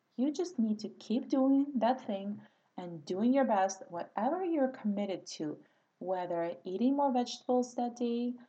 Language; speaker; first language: English; non-native, fluent; Russian